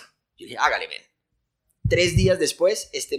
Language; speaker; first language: Spanish; native; Spanish